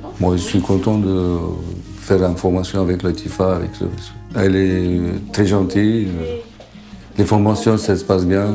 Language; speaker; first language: French; non-native, learner; Turkish